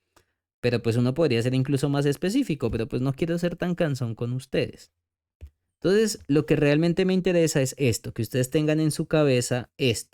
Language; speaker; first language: Spanish; native; Spanish